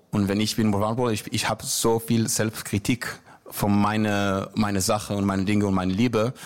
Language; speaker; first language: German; non-native, learner; Hebrew